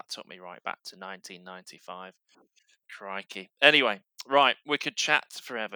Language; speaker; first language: English; native; English